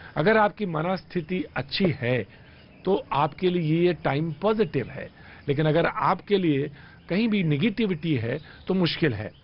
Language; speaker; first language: Hindi; native; Hindi